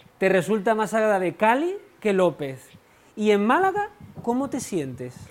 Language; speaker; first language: Spanish; native; Spanish